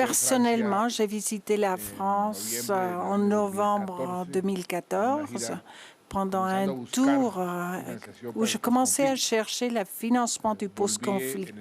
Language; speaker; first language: French; non-native, fluent; Spanish